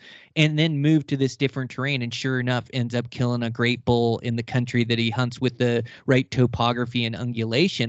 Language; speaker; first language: English; native; English